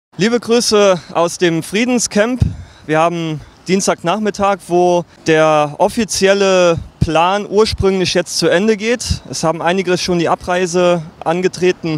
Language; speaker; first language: German; native; German